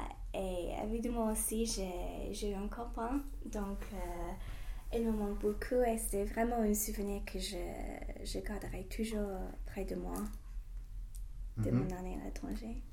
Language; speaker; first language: French; non-native, fluent; English